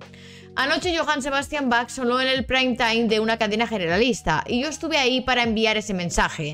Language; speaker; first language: Spanish; native; Spanish